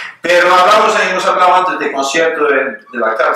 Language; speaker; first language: Spanish; non-native, fluent; Swedish